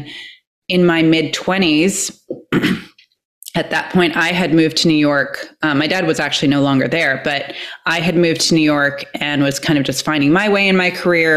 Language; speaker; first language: English; native; English